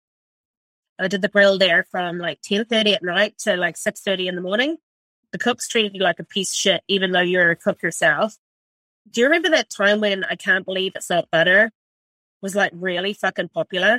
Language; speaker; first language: English; native; English